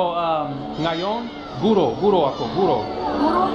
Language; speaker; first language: Filipino; non-native, learner; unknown